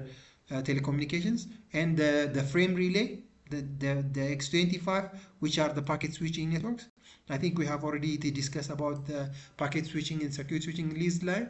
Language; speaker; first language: English; non-native, local second language; Amharic